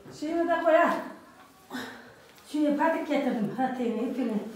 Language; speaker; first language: Turkish; native; Turkish